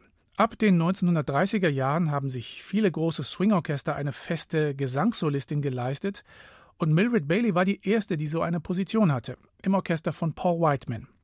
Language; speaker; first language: German; native; German